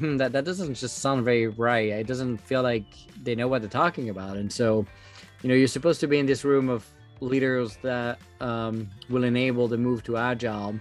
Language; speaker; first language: English; non-native, fluent; French